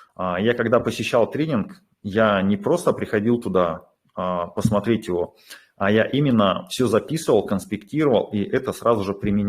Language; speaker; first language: Russian; native; Russian